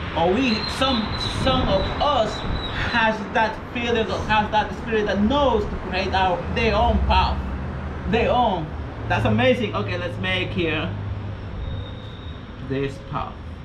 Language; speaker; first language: English; non-native, fluent; Spanish